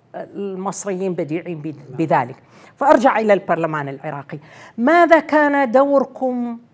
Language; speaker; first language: Arabic; native; Arabic